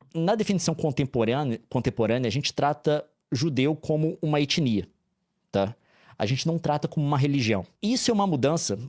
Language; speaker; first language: Portuguese; native; Portuguese